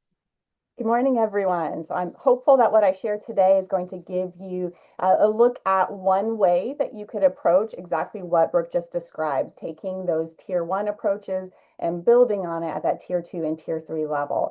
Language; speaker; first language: English; native; English